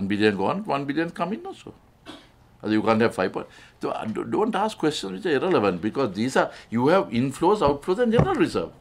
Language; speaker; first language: English; non-native, local second language; Sinhala